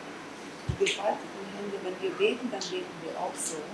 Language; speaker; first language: German; non-native, fluent; Polish